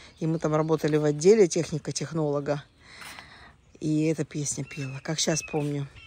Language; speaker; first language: Russian; native; Russian